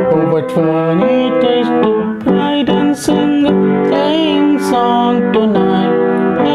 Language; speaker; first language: English; non-native, local second language; Telugu